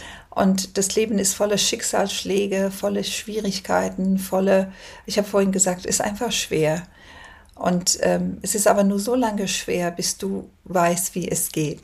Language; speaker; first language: German; non-native, fluent; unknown